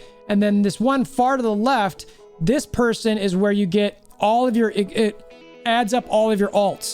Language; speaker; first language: English; native; English